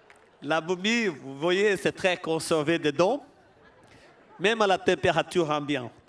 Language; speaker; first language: French; non-native, fluent; Portuguese